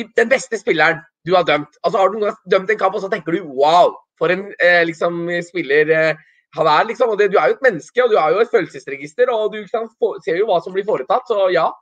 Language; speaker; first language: Norwegian; early bilingual, other home language; Urdu